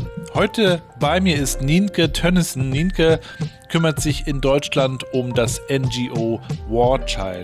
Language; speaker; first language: German; native; German